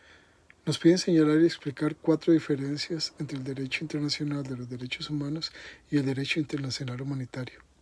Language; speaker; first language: Spanish; native; Spanish